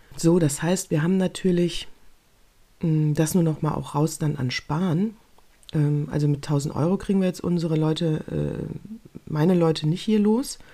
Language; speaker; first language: German; native; German